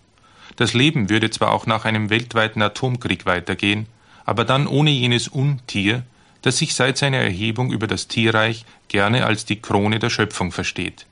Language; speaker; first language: German; native; German